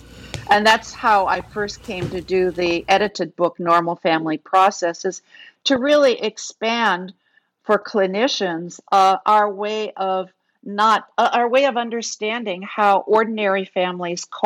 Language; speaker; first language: English; native; English